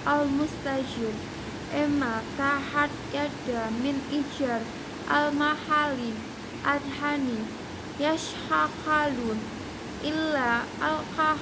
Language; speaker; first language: Arabic; non-native, learner; Indonesian